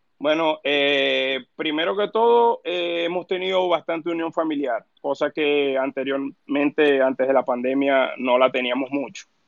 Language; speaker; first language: Spanish; native; Spanish